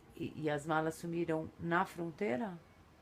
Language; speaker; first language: Portuguese; native; Portuguese